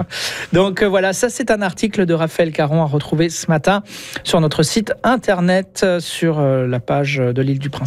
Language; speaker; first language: French; native; French